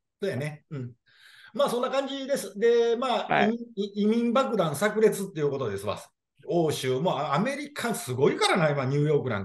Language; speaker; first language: Japanese; native; Japanese